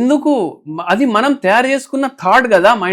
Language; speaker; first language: Telugu; native; Telugu